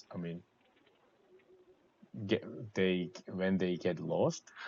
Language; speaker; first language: English; non-native, learner; Korean